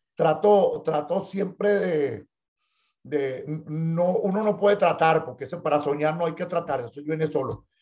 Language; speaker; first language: Spanish; native; Spanish